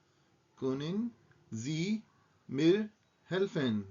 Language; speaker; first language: German; non-native, learner; Hindi